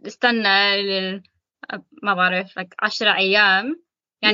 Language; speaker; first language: Arabic; non-native, learner; English